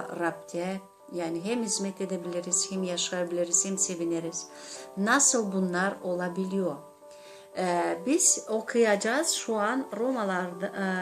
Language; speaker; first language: Turkish; non-native, learner; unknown